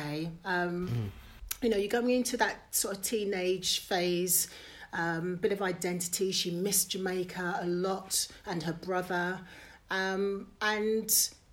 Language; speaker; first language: English; native; English